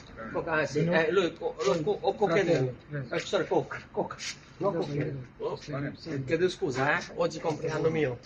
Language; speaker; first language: Italian; non-native, learner; Bangla